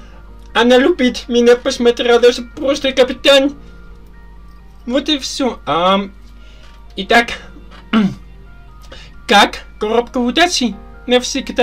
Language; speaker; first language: Russian; non-native, learner; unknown